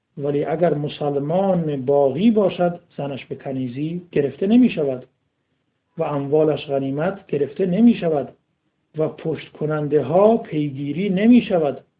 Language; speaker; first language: Persian; native; Persian